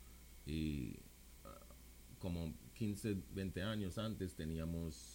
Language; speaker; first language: Spanish; non-native, local second language; English